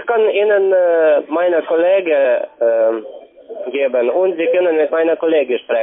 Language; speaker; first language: German; non-native, learner; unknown